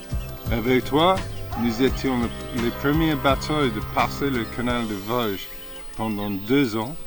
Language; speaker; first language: French; non-native, fluent; English